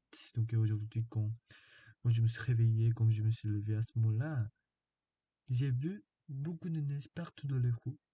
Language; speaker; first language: French; non-native, fluent; Korean